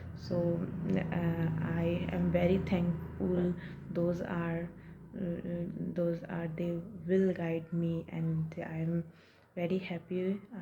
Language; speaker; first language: English; non-native, learner; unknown